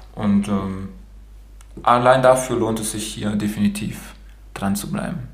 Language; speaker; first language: German; early bilingual, other home language; Romanian